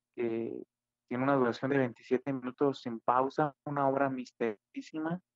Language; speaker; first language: Spanish; native; Spanish